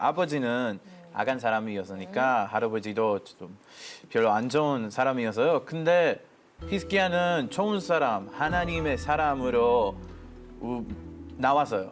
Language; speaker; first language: Korean; non-native, fluent; Hebrew